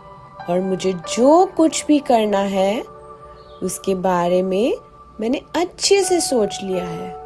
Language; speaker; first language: Hindi; native; Hindi